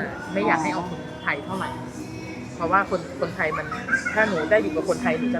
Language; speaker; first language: Thai; native; Thai